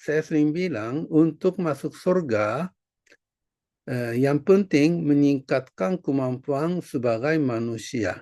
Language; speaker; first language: Indonesian; non-native, fluent; Japanese